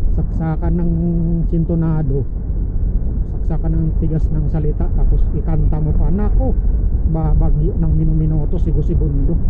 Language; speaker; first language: Filipino; non-native, local second language; Cebuano